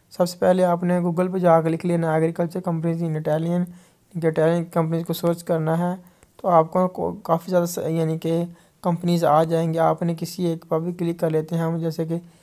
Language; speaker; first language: Urdu; non-native, local second language; Punjabi